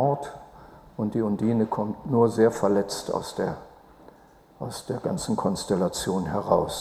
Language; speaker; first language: German; native; German